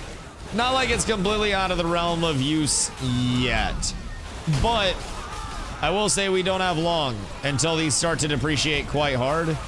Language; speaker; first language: English; native; English